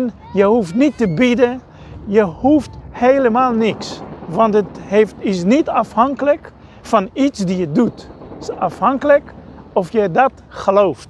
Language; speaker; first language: Dutch; non-native, fluent; Hebrew